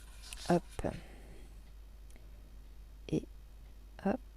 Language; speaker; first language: French; native; French